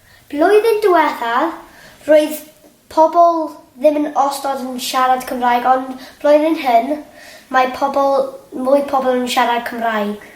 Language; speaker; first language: Welsh; non-native, local second language; English